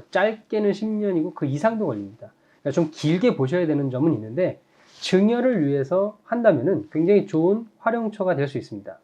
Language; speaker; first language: Korean; native; Korean